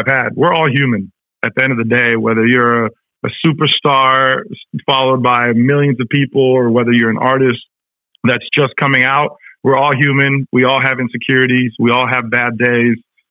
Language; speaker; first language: English; early bilingual, other home language; Spanish